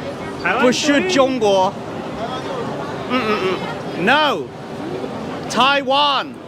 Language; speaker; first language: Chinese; non-native, learner; English